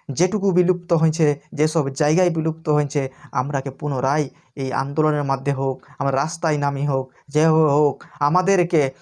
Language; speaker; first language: Bangla; non-native, local second language; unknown